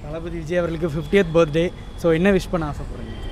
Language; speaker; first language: Tamil; native; Tamil